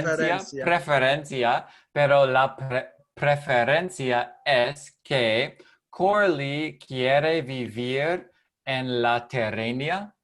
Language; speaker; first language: Spanish; non-native, learner; English